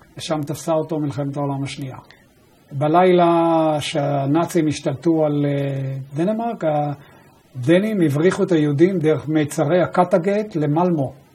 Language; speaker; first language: Hebrew; early bilingual, other home language; German